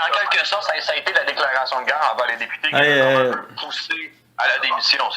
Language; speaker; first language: French; native; French